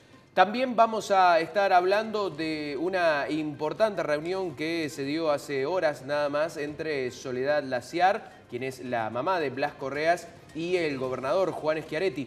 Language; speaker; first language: Spanish; native; Spanish